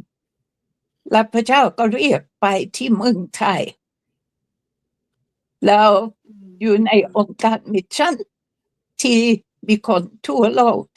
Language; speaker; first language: Thai; non-native, fluent; English